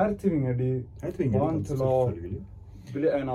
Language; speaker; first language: Norwegian; early bilingual, other home language; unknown